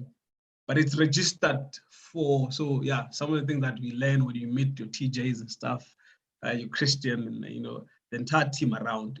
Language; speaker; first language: English; non-native, local second language; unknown